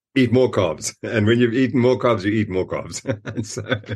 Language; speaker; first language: English; native; English